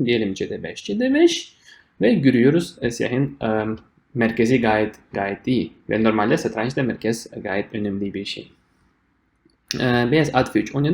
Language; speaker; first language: Turkish; non-native, fluent; Russian